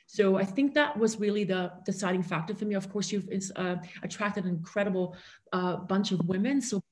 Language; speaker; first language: English; non-native, fluent; German